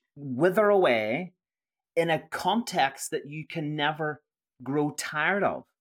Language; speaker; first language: English; native; English